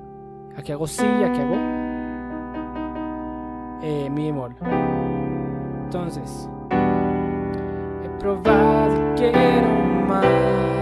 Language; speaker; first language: Spanish; native; Spanish